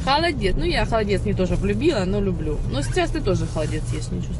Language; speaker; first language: Russian; native; Russian